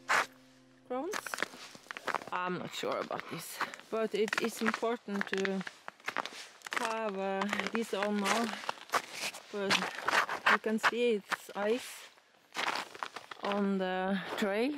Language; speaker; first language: English; non-native, learner; Norwegian